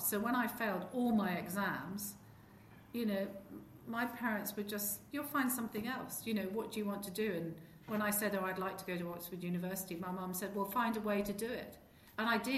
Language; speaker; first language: English; native; English